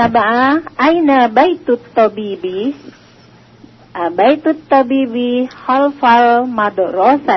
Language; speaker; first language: Arabic; non-native, learner; Indonesian